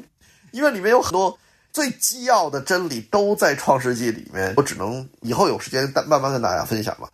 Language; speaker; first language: Chinese; native; Chinese